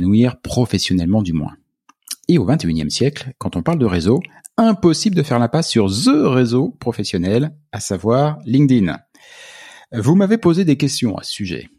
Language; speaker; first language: French; native; French